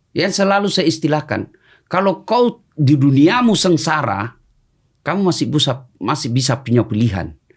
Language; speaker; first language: Indonesian; non-native, local second language; Buginese